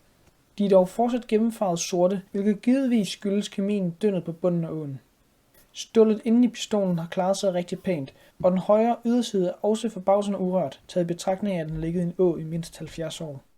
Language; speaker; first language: Danish; native; Danish